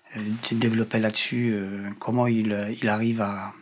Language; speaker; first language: French; non-native, fluent; Polish